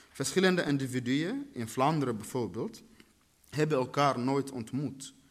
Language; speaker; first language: Dutch; early bilingual, other home language; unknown